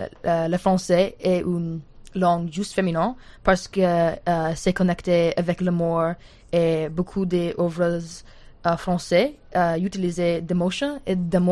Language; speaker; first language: French; non-native, learner; English